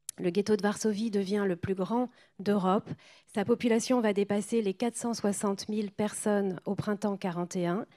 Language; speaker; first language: French; native; French